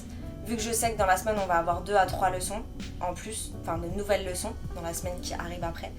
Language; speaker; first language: French; native; French